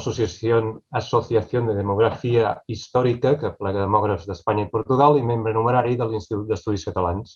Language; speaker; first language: Catalan; native; Catalan